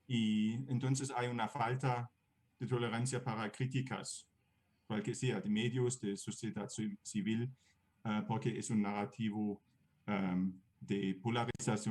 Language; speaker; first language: Spanish; non-native, fluent; German